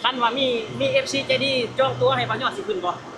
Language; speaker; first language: Thai; non-native, local second language; Lao